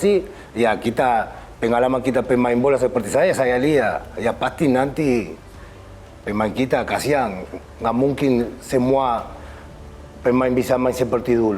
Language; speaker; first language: Indonesian; non-native, fluent; Spanish